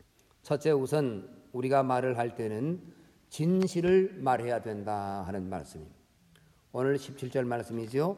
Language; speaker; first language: Korean; native; Korean